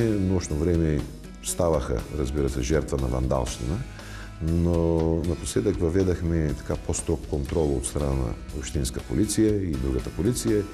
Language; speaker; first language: Bulgarian; native; Bulgarian